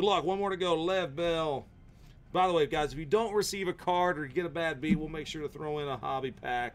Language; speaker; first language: English; native; English